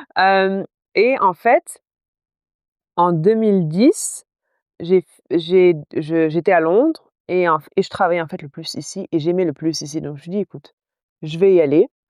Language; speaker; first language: French; non-native, local second language; Arabic